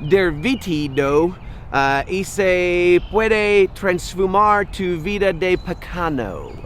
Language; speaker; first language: Spanish; non-native, learner; English